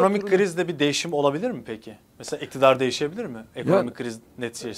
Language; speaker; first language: Turkish; non-native, local second language; Kurdish